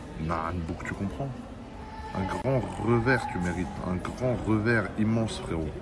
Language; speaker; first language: French; native; French